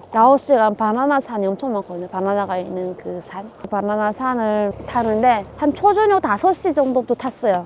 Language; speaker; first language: Korean; native; Korean